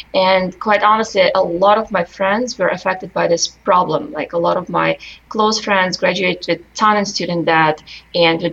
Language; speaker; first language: English; non-native, fluent; Russian